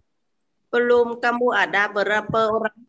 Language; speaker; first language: Indonesian; non-native, learner; Vietnamese